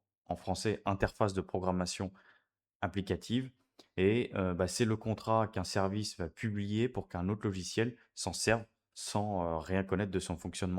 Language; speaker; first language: French; native; French